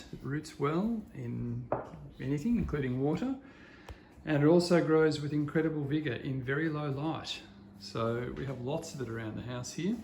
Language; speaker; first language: English; native; English